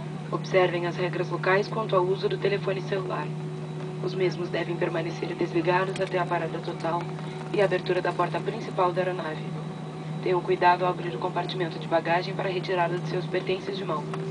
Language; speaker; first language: Portuguese; native; Portuguese